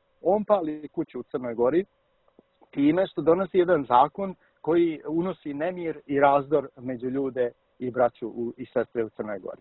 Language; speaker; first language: Serbian; early bilingual, heritage; Serbian